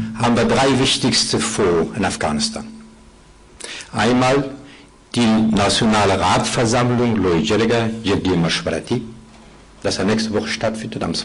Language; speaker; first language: German; non-native, fluent; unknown